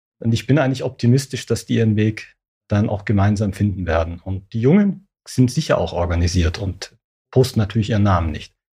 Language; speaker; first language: German; early bilingual, other home language; Persian